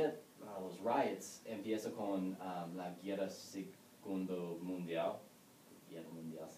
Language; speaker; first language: Spanish; non-native, learner; English